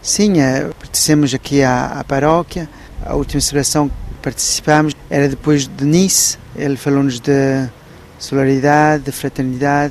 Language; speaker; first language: Portuguese; early bilingual, heritage; Portuguese